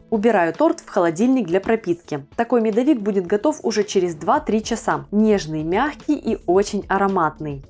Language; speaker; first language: Russian; native; Russian